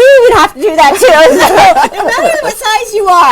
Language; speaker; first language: English; native; English